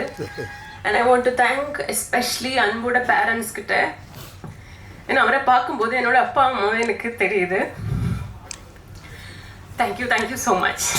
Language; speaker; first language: Tamil; non-native, fluent; Malayalam